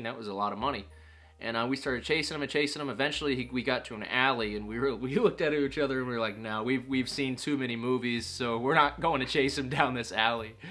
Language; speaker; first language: English; native; English